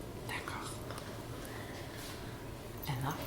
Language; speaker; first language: French; native; French